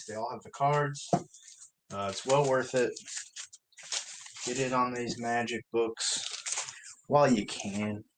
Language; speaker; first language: English; native; English